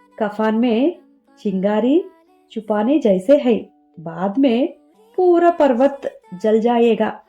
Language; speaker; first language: Hindi; non-native, local second language; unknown